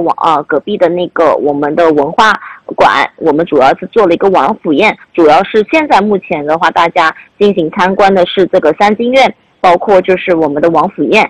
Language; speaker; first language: Chinese; early bilingual, heritage; Chinese